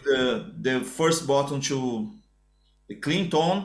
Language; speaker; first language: English; non-native, learner; Portuguese